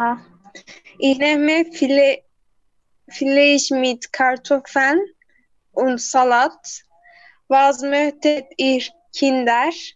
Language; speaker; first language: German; non-native, learner; Turkish